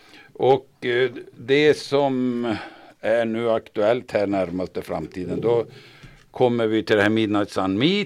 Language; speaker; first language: Swedish; native; Swedish